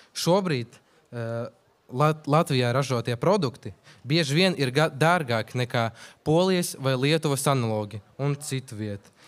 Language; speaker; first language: Latvian; non-native, local second language; Russian